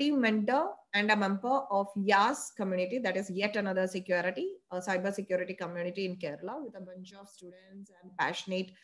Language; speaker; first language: English; non-native, local second language; Malayalam